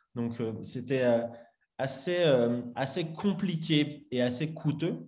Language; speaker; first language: French; native; French